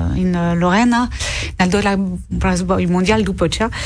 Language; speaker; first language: Romanian; non-native, learner; French